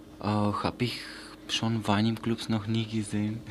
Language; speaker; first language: German; non-native, learner; Bulgarian